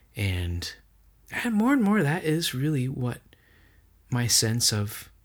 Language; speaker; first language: English; native; English